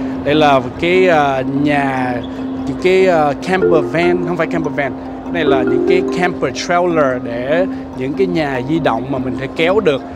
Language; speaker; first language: Vietnamese; native; Vietnamese